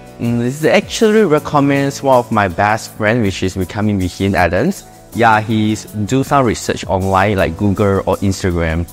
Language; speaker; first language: English; non-native, local second language; Chinese